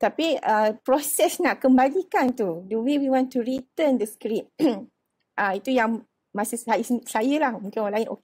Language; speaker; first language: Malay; native; Malay